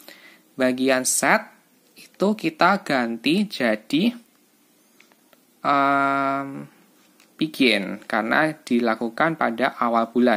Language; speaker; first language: Indonesian; native; Indonesian